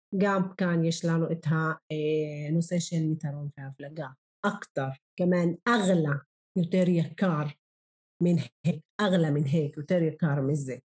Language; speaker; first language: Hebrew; non-native, local second language; Arabic